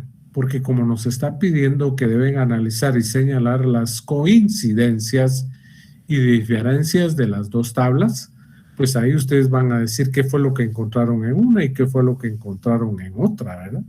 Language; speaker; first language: Spanish; native; Spanish